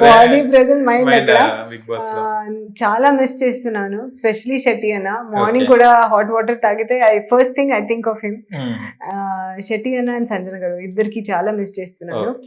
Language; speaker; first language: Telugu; non-native, learner; Hindi